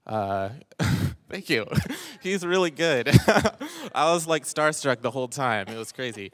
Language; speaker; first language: English; native; English